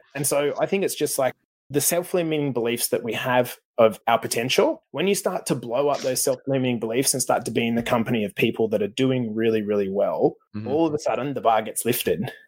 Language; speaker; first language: English; native; English